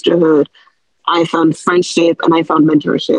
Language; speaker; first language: English; non-native, local second language; Yoruba